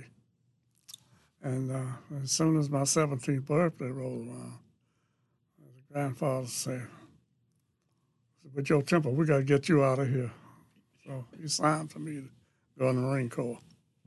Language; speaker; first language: English; native; English